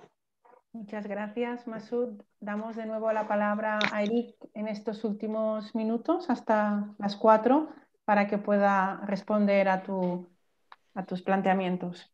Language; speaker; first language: Spanish; native; Spanish